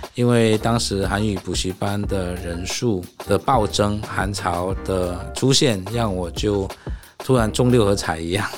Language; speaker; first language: Chinese; non-native, fluent; Cantonese